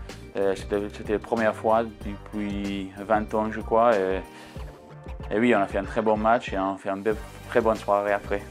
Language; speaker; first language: French; non-native, learner; English